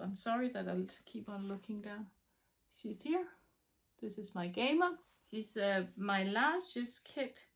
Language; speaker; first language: English; non-native, fluent; Danish